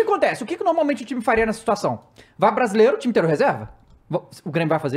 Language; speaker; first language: Portuguese; native; Portuguese